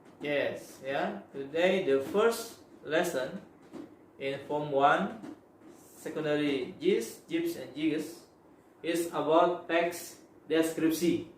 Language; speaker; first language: English; non-native, learner; Indonesian